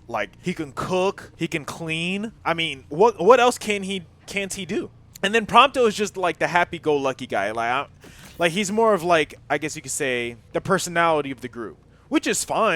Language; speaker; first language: English; native; English